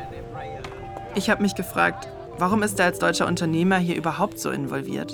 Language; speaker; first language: German; native; German